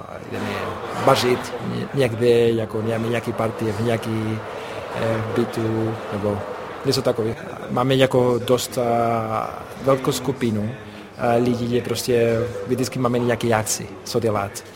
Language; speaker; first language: Czech; non-native, fluent; Spanish